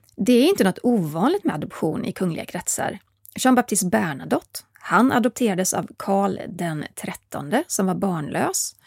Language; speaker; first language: Swedish; native; Swedish